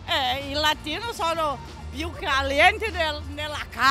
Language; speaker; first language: Spanish; non-native, learner; Portuguese